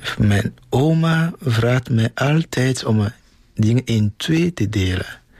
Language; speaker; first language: Dutch; non-native, fluent; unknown